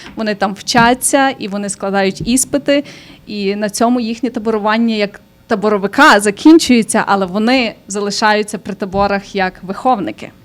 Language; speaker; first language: Ukrainian; early bilingual, heritage; Ukrainian